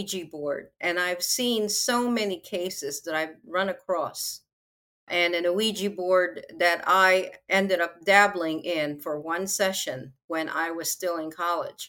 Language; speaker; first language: English; non-native, local second language; Filipino